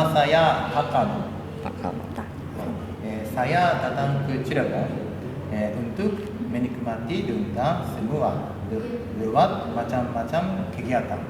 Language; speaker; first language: Indonesian; non-native, learner; Japanese